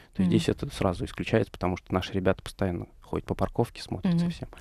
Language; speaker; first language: Russian; native; Russian